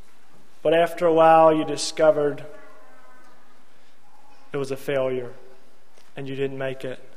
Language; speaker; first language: English; native; English